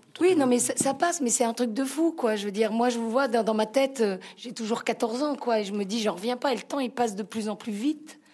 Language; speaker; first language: French; native; French